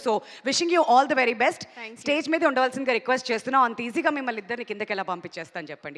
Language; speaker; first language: Telugu; native; Telugu